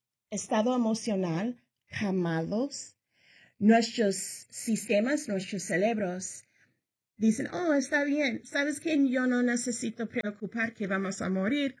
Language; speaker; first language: Spanish; early bilingual, heritage; Spanish